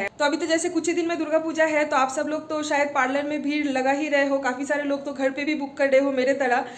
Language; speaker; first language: Hindi; non-native, local second language; Bangla